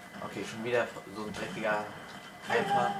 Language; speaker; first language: German; native; German